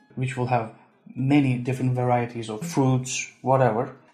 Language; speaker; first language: English; non-native, fluent; Turkish